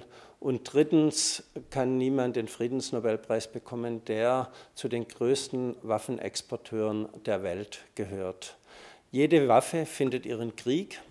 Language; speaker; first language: German; native; German